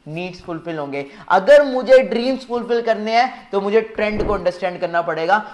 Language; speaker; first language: Hindi; native; Hindi